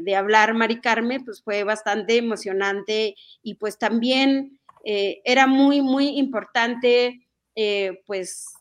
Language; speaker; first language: Spanish; non-native, local second language; Mixtepec Mixtec